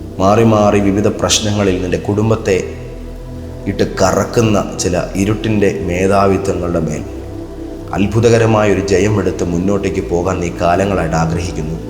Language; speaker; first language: Malayalam; native; Malayalam